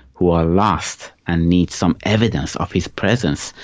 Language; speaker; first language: English; non-native, fluent; Persian